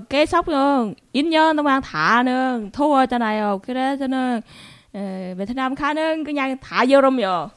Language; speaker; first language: Korean; non-native, learner; Vietnamese